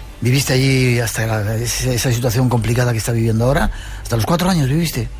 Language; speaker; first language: Spanish; native; Spanish